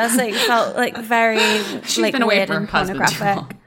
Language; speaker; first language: English; native; English